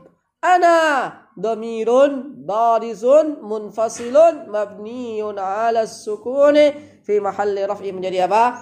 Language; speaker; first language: Arabic; non-native, fluent; Indonesian